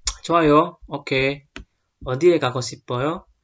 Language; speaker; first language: Korean; non-native, fluent; Indonesian